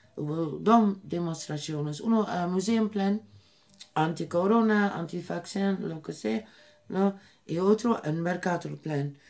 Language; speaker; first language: Spanish; non-native, learner; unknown